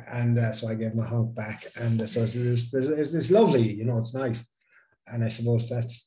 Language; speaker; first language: English; native; English